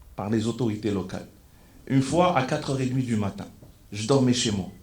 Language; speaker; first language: French; non-native, local second language; Arabic